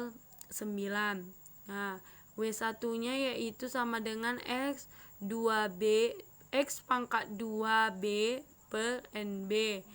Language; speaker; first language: Indonesian; native; Indonesian